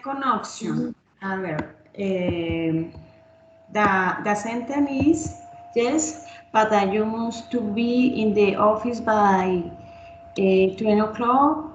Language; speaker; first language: English; non-native, learner; Spanish